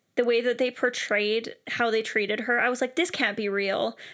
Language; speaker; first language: English; native; English